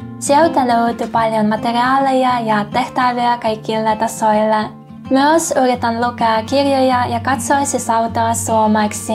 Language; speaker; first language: Finnish; non-native, learner; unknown